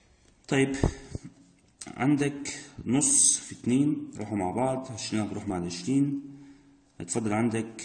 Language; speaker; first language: Arabic; native; Arabic